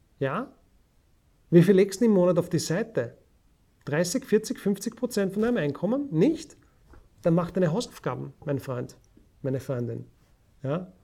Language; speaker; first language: German; native; German